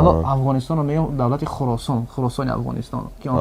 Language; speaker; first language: Persian; native; Persian